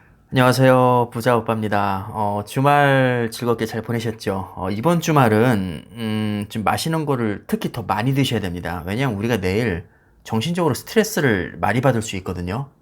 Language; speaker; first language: Korean; native; Korean